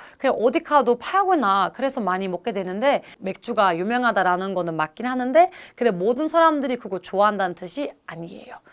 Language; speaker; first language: Korean; non-native, fluent; German